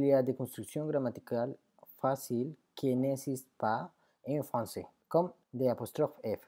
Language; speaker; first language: French; non-native, fluent; Spanish